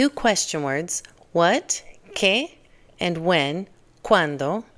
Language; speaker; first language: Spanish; non-native, fluent; English